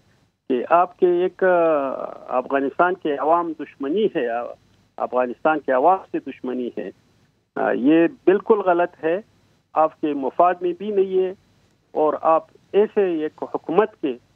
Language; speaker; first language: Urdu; non-native, fluent; Pashto